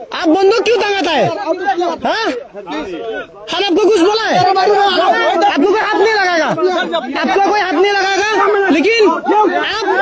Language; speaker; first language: Hindi; non-native, learner; Bangla